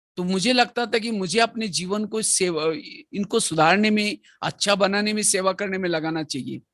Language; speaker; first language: Hindi; non-native, local second language; Marathi